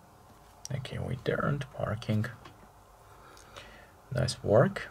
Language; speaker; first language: English; non-native, learner; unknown